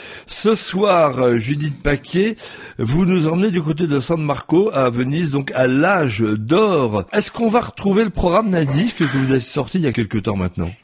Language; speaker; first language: French; native; French